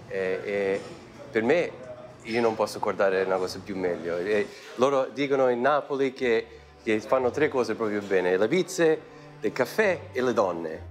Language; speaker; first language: Italian; early bilingual, heritage; Italian